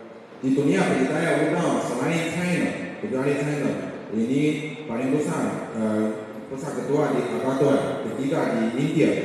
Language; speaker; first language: Indonesian; non-native, learner; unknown